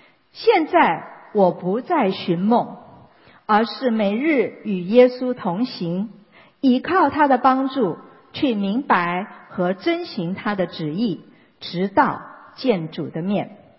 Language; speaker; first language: Chinese; native; Chinese